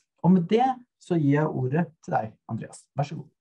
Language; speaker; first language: Norwegian; native; Norwegian